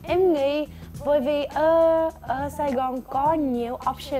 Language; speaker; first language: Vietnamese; non-native, learner; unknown